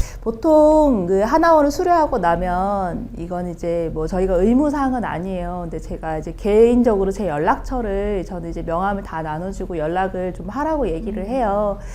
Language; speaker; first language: Korean; native; Korean